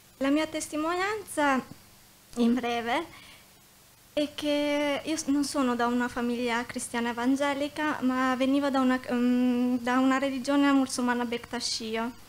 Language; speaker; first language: Italian; early bilingual, other home language; Albanian